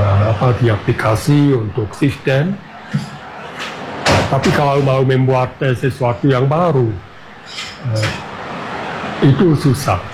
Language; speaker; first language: Indonesian; non-native, fluent; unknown